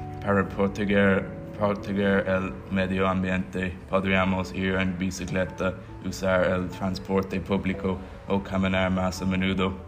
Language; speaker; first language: Spanish; non-native, learner; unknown